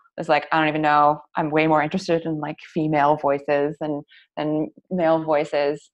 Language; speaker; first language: English; native; English